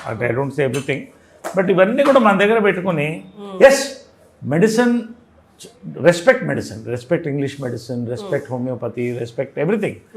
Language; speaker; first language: Telugu; native; Telugu